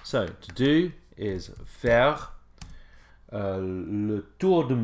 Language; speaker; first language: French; non-native, fluent; English